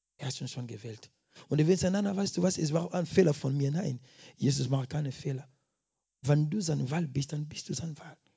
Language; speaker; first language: German; non-native, fluent; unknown